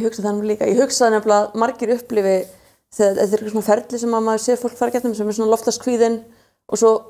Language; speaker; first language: Icelandic; native; Icelandic